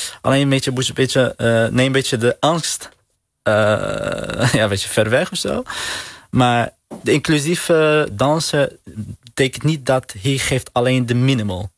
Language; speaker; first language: Dutch; non-native, learner; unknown